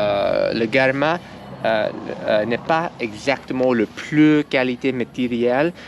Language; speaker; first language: French; non-native, learner; English